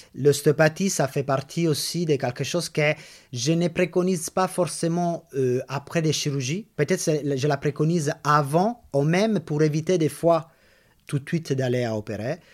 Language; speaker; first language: French; non-native, fluent; Italian